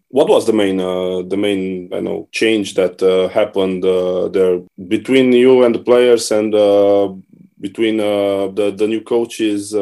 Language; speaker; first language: English; non-native, fluent; Romanian